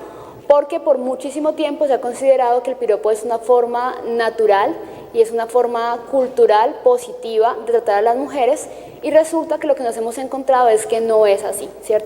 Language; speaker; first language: Spanish; native; Spanish